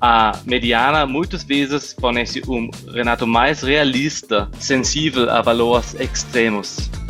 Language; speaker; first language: Portuguese; non-native, fluent; German